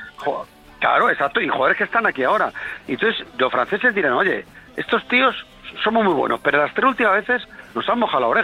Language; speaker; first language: Spanish; native; Spanish